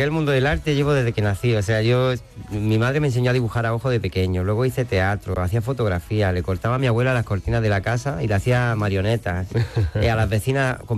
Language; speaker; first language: Spanish; native; Spanish